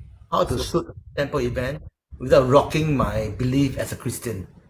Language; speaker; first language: English; non-native, local second language; Chinese